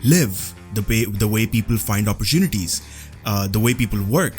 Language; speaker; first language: English; non-native, local second language; Urdu